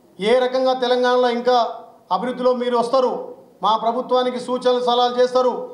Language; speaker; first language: Telugu; native; Telugu